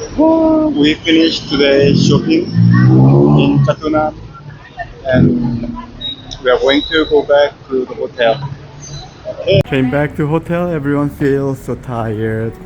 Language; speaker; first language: English; non-native, learner; Korean